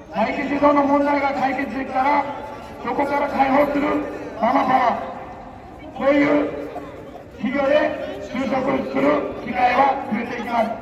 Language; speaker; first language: Japanese; non-native, fluent; Marathi